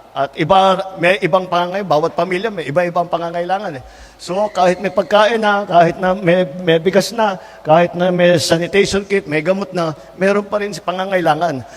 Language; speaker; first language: Filipino; native; Filipino